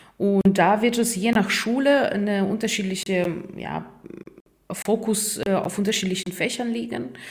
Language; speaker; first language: German; non-native, fluent; Russian